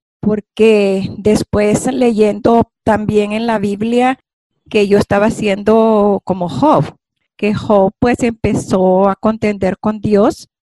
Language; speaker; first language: Spanish; native; Spanish